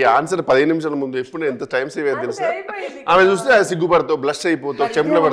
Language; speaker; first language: Telugu; native; Telugu